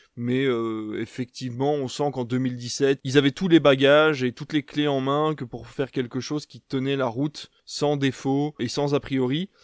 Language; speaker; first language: French; native; French